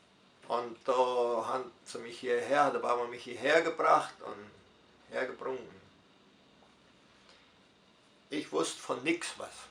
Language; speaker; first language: German; early bilingual, heritage; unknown